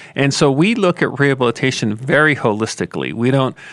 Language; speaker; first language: English; native; English